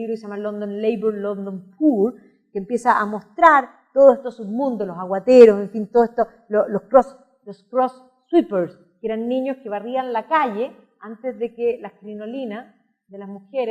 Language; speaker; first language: Spanish; native; Spanish